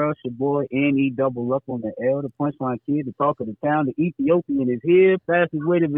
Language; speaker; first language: English; native; English